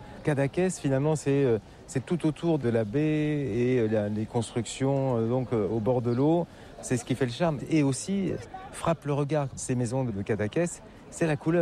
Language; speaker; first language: French; native; French